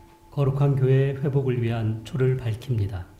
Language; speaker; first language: Korean; native; Korean